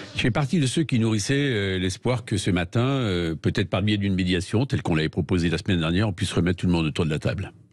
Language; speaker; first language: French; native; French